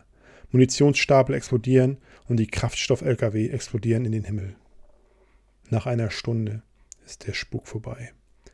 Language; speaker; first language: German; native; German